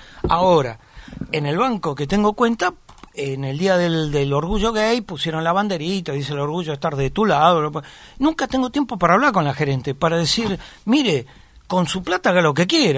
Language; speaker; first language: Spanish; native; Spanish